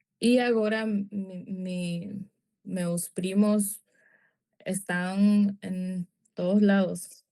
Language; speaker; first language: Portuguese; non-native, learner; Spanish